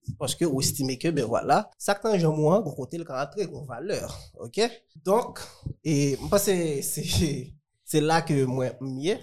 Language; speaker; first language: French; non-native, local second language; Haitian Creole